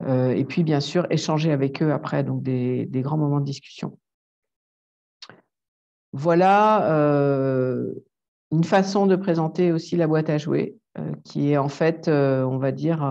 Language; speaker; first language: French; native; French